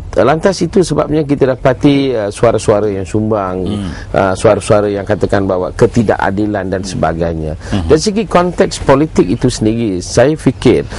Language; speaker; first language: Malay; non-native, local second language; Tamil